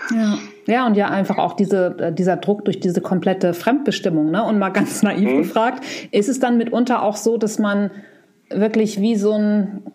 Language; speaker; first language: German; native; German